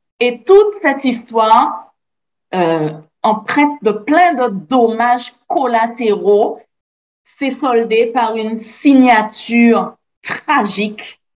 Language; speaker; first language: French; native; French